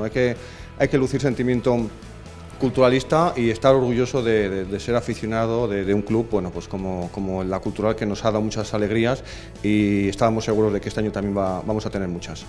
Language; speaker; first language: Spanish; native; Spanish